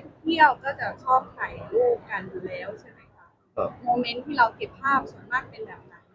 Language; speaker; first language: Thai; native; Thai